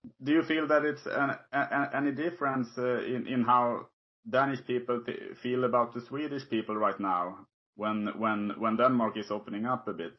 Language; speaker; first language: English; non-native, fluent; Swedish